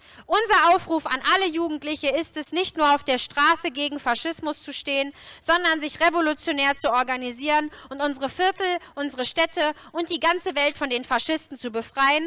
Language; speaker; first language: German; native; German